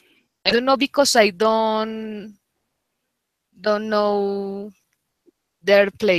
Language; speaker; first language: English; non-native, learner; Spanish